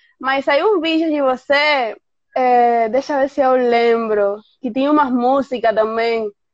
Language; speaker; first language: Portuguese; non-native, fluent; Spanish